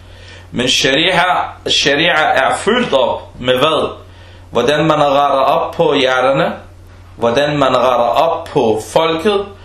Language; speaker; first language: Danish; early bilingual, other home language; Arabic